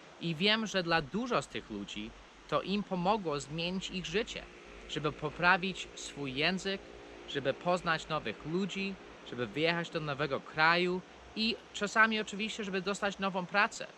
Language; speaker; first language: Polish; non-native, fluent; English